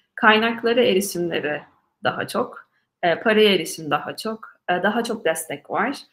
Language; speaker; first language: Turkish; native; Turkish